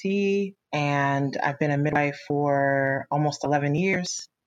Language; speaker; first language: English; native; English